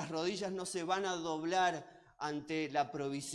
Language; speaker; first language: Spanish; native; Spanish